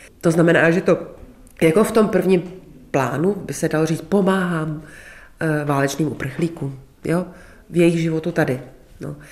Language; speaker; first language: Czech; native; Czech